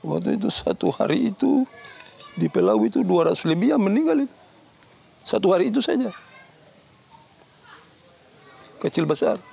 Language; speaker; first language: Indonesian; non-native, local second language; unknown